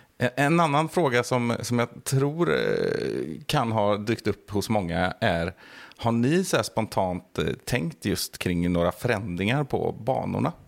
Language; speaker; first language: Swedish; native; Swedish